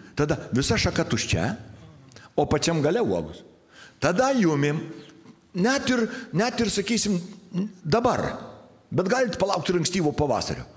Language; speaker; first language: Lithuanian; native; Lithuanian